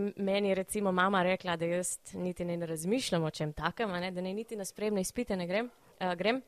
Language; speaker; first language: Slovenian; native; Slovenian